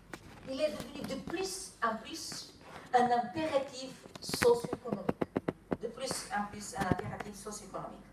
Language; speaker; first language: French; non-native, fluent; Kabuverdianu